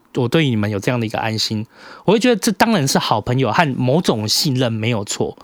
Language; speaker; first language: Chinese; native; Chinese